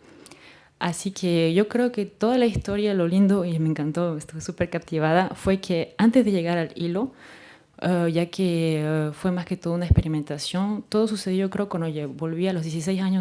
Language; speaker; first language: Spanish; native; Spanish